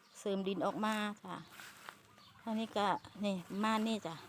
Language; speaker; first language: Thai; non-native, local second language; Lao